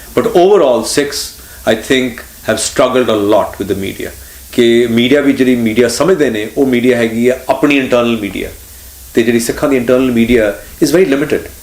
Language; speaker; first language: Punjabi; early bilingual, heritage; Punjabi